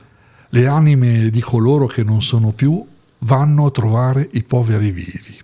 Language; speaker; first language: Italian; native; Italian